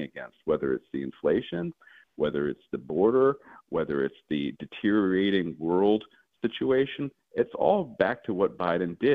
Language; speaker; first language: English; native; English